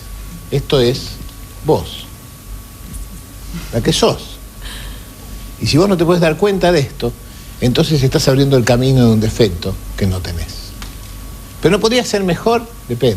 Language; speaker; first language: Spanish; native; Spanish